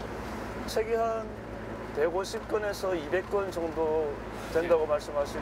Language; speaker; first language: Korean; native; Korean